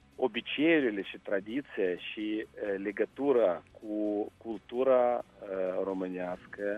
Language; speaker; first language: Romanian; non-native, local second language; Russian